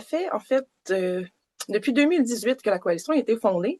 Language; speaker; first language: French; native; French